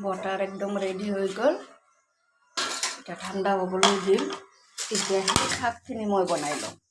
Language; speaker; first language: Assamese; non-native, local second language; Bangla